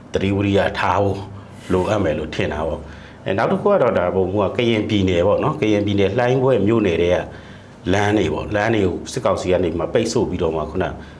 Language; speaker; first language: Burmese; native; Burmese